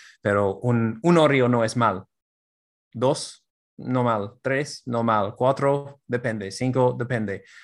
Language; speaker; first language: Spanish; non-native, fluent; English